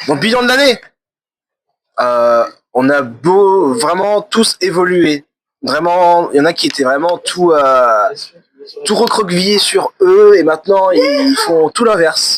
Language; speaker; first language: French; native; French